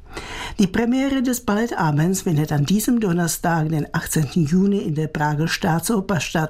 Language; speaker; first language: German; native; German